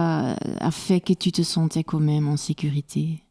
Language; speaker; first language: French; non-native, local second language; Dutch